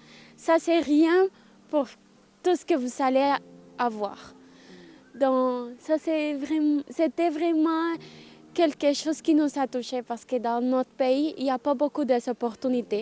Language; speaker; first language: French; non-native, fluent; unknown